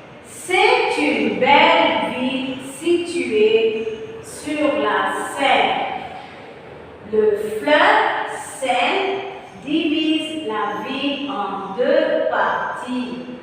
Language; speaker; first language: French; non-native, fluent; Tamil